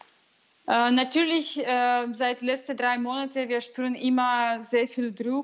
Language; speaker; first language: German; non-native, fluent; Russian